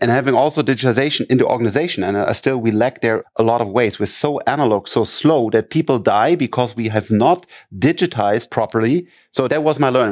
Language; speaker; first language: English; non-native, fluent; German